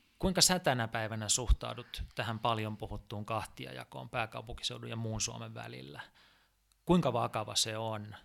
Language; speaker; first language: Finnish; native; Finnish